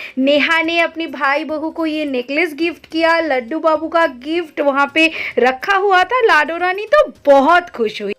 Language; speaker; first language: Hindi; non-native, local second language; Bangla